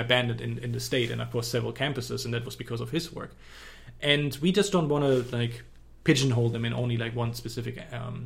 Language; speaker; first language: English; non-native, fluent; German